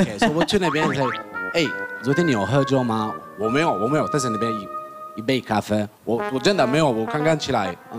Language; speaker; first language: Chinese; non-native, learner; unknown